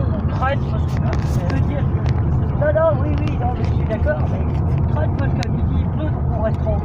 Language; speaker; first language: French; native; French